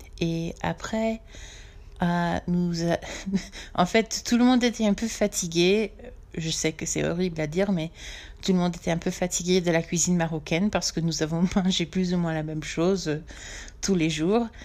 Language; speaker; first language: French; non-native, fluent; English